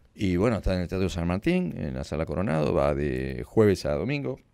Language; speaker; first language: Spanish; native; Spanish